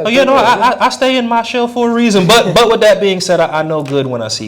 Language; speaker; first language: English; native; English